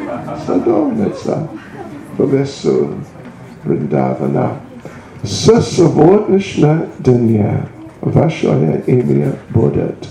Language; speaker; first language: Russian; non-native, learner; English